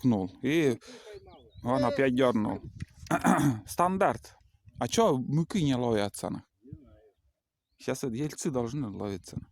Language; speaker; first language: Russian; native; Russian